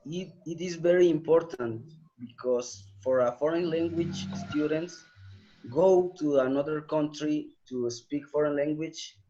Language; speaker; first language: English; non-native, learner; Spanish